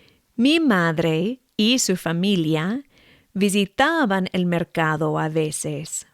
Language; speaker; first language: Spanish; non-native, fluent; English